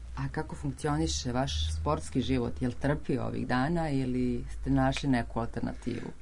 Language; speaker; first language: Serbian; native; Serbian